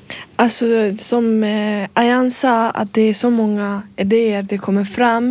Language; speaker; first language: Swedish; early bilingual, other home language; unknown